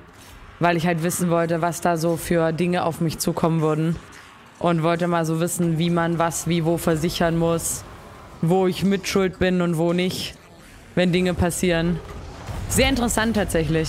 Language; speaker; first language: German; native; German